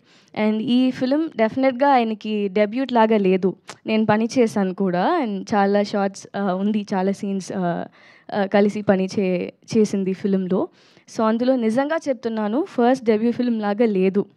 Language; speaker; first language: Telugu; non-native, learner; Tamil